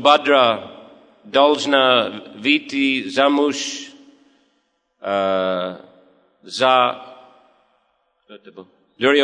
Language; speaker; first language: Russian; non-native, learner; English